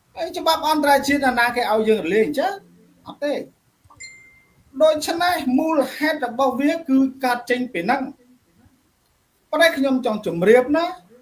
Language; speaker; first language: Khmer; native; Khmer